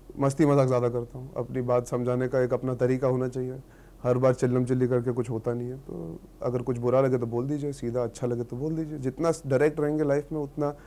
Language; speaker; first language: Hindi; native; Hindi